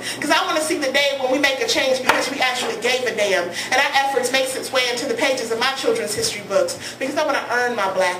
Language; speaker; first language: English; native; English